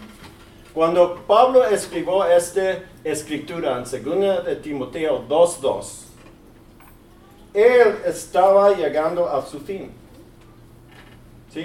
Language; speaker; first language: Spanish; early bilingual, heritage; English